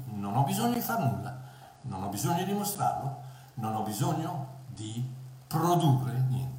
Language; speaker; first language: Italian; early bilingual, heritage; Italian